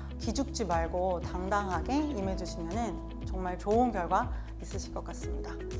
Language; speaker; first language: Korean; native; Korean